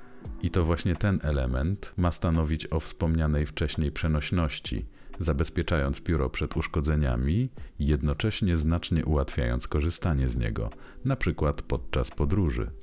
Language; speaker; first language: Polish; native; Polish